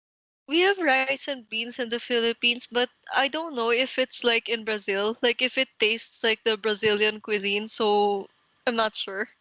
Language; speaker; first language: English; non-native, local second language; Filipino